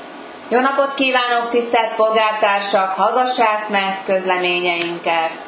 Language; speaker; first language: Hungarian; native; Hungarian